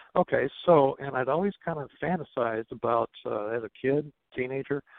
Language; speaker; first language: English; native; English